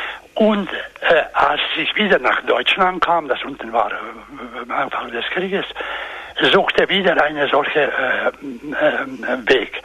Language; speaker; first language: German; non-native, fluent; Croatian